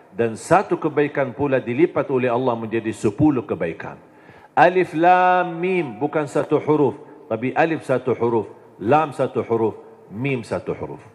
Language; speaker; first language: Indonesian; non-native, fluent; Arabic